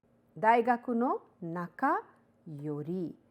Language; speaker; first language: Japanese; non-native, fluent; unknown